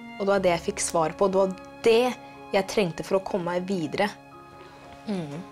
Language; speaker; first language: Norwegian; early bilingual, other home language; Kikuyu